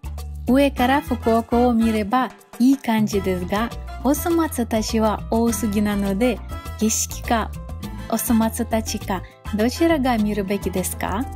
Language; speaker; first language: Japanese; non-native, fluent; Russian